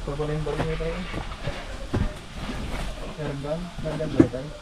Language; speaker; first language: Filipino; native; Filipino